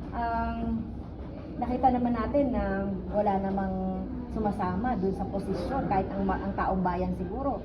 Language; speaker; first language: Filipino; native; Filipino